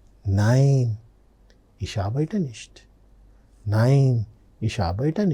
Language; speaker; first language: German; non-native, fluent; Telugu